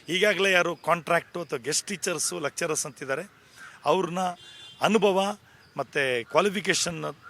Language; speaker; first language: Kannada; native; Kannada